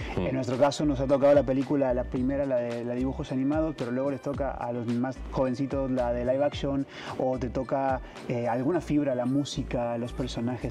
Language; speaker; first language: Spanish; native; Spanish